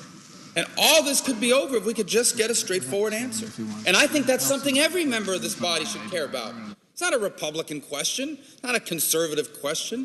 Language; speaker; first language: English; native; English